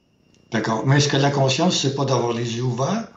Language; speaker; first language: French; native; French